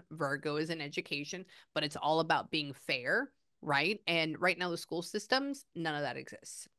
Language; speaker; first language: English; native; English